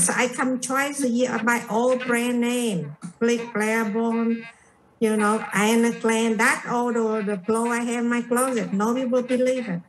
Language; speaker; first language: English; non-native, fluent; Vietnamese